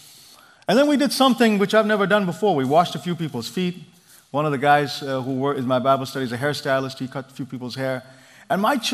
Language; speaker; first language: English; non-native, local second language; Malayalam